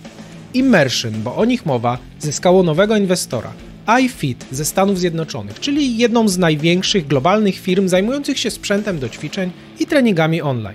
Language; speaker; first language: Polish; native; Polish